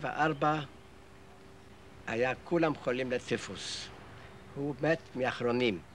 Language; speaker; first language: Hebrew; non-native, fluent; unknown